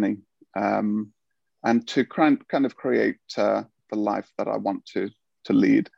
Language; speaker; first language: English; native; English